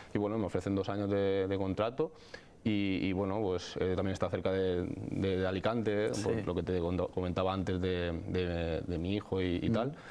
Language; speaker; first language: Spanish; native; Spanish